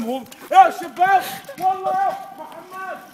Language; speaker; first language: Danish; early bilingual, other home language; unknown